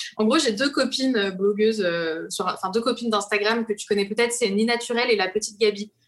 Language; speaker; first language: French; native; French